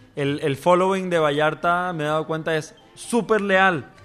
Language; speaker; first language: Spanish; native; Spanish